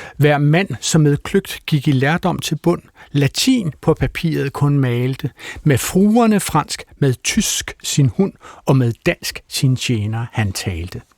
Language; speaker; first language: Danish; native; Danish